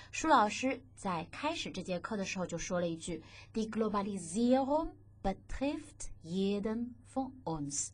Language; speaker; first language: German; non-native, fluent; Chinese